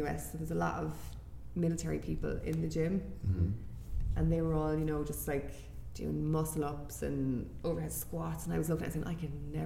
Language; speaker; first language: English; native; English